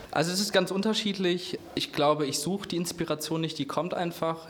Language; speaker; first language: German; native; German